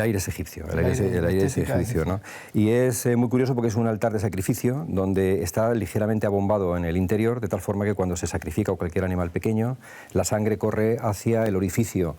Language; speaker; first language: Spanish; native; Spanish